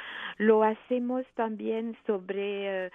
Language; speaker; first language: Spanish; non-native, fluent; French